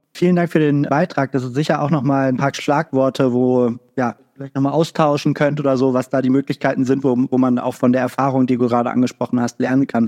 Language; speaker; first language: German; native; German